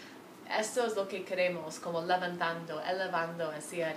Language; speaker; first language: Spanish; non-native, fluent; English